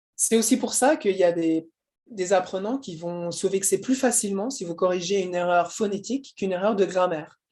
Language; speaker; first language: French; native; French